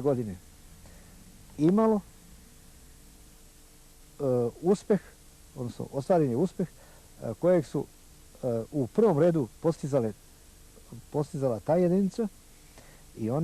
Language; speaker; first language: Bosnian; native; Bosnian